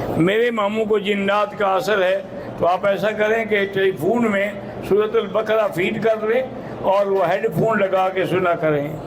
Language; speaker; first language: Urdu; native; Urdu